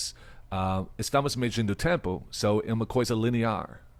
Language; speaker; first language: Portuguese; non-native, fluent; English